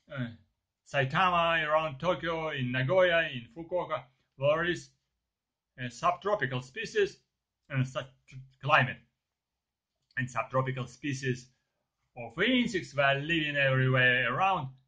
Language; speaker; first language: English; non-native, learner; Ukrainian